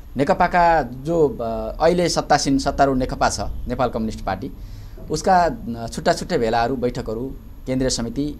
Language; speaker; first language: Nepali; native; Nepali